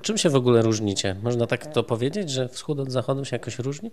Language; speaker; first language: Polish; native; Polish